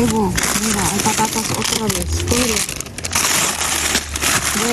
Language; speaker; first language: Spanish; non-native, learner; Filipino